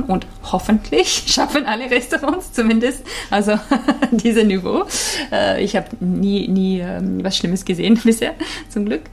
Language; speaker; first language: German; non-native, fluent; Japanese